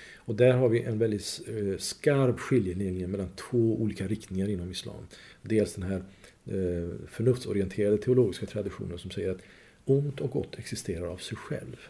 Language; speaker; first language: Swedish; non-native, fluent; Persian